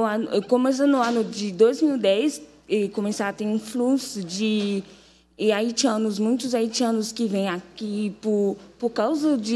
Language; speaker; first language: Portuguese; non-native, fluent; Haitian Creole